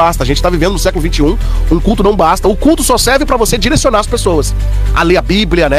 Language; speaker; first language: Portuguese; native; Portuguese